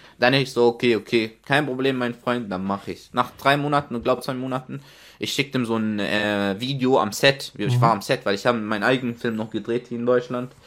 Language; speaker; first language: German; non-native, fluent; Arabic